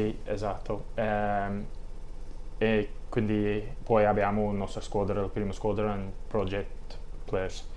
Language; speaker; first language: Italian; non-native, learner; English